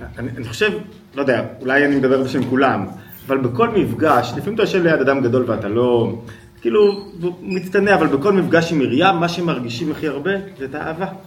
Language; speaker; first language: Hebrew; native; Hebrew